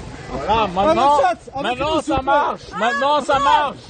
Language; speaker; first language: French; non-native, fluent; German